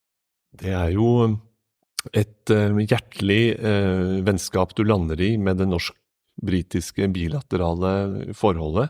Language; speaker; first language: Norwegian; native; Norwegian